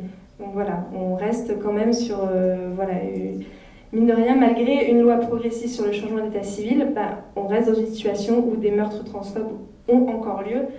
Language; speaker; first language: French; native; French